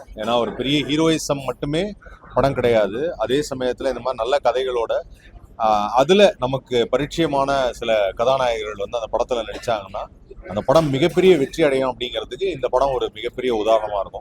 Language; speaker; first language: Tamil; native; Tamil